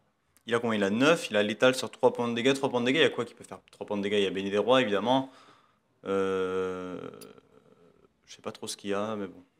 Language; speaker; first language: French; native; French